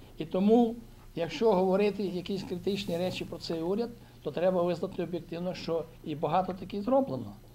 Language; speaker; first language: Ukrainian; native; Ukrainian